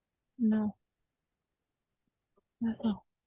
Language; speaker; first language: English; non-native, learner; Vietnamese